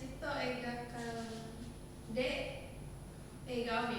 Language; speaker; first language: Japanese; non-native, learner; Indonesian